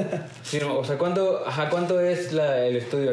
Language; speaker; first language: Spanish; native; Spanish